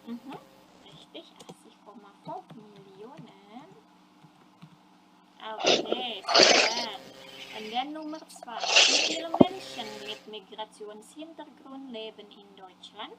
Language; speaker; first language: German; non-native, fluent; Indonesian